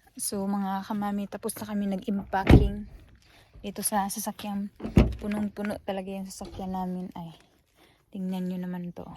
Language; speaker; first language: Filipino; non-native, local second language; Cebuano